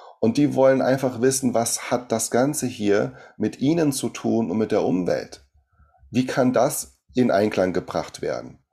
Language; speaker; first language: German; early bilingual, other home language; Portuguese